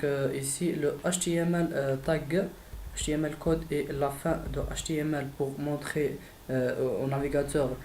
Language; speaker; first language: French; non-native, fluent; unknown